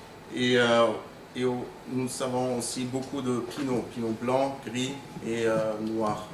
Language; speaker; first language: French; non-native, fluent; German